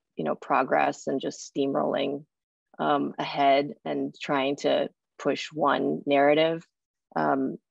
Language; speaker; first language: English; native; English